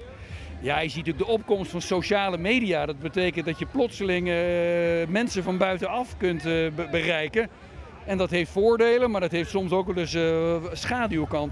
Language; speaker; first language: Dutch; native; Dutch